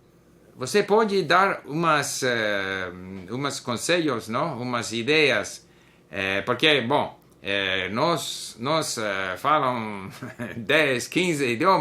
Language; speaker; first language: Portuguese; non-native, learner; English